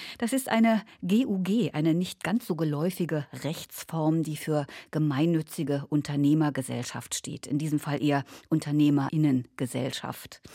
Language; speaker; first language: German; native; German